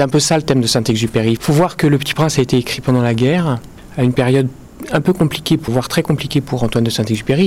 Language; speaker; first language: French; native; French